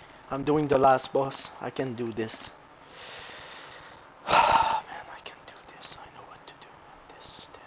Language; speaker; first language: English; non-native, fluent; French